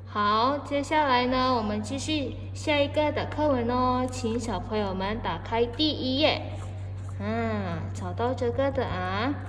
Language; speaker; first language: Chinese; non-native, fluent; Indonesian